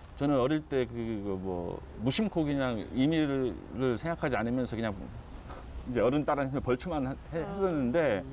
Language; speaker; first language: Korean; native; Korean